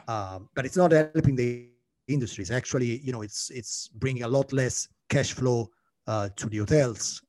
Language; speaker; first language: English; non-native, fluent; Italian